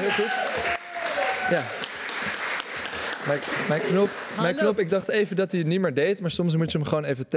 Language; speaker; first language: Dutch; native; Dutch